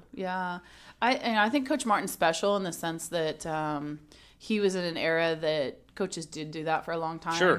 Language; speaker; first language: English; native; English